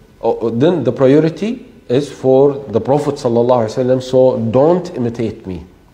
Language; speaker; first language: English; non-native, fluent; Arabic